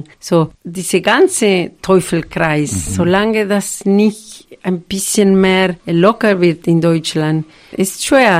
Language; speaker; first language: German; non-native, fluent; Spanish